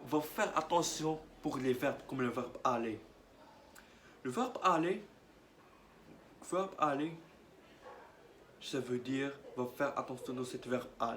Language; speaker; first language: French; non-native, learner; Arabic